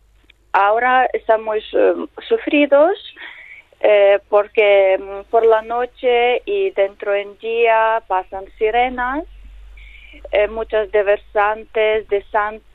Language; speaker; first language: Spanish; non-native, learner; Ukrainian